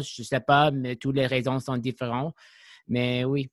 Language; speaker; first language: French; non-native, learner; English